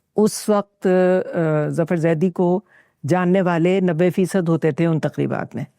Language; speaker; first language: Urdu; native; Urdu